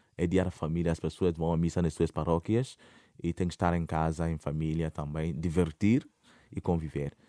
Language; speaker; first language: Portuguese; non-native, fluent; Akan